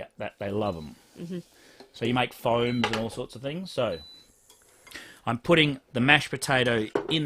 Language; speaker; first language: English; native; English